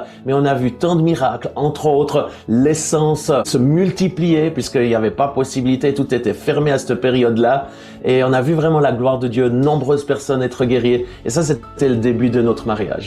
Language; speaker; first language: French; native; French